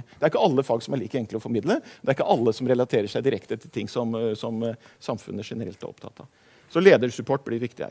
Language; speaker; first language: Norwegian; native; Norwegian